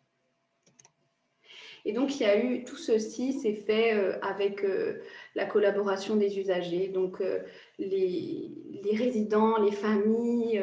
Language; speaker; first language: French; native; French